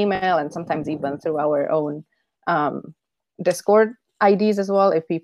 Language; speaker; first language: English; non-native, fluent; Indonesian